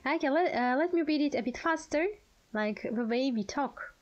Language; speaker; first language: English; non-native, fluent; Russian